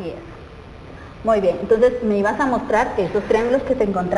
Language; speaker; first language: Spanish; native; Spanish